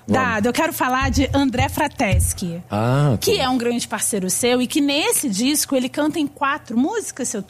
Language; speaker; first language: Portuguese; native; Portuguese